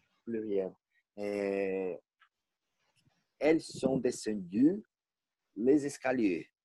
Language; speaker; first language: French; non-native, learner; Portuguese